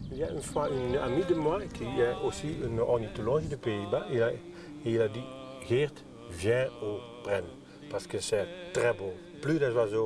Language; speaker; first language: French; non-native, learner; Dutch